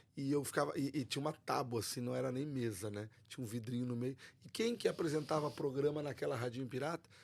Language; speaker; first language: Portuguese; native; Portuguese